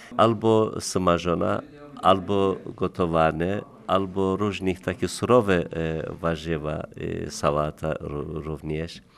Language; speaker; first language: Polish; non-native, learner; Turkish